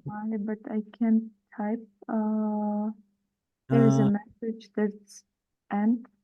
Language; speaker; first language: English; non-native, learner; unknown